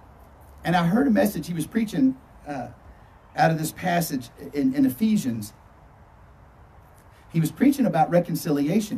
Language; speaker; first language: English; native; English